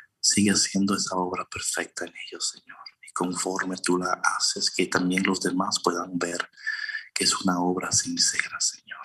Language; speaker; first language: Spanish; early bilingual, heritage; Spanish